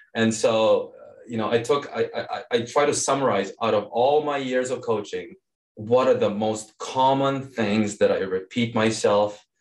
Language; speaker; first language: English; early bilingual, other home language; Serbian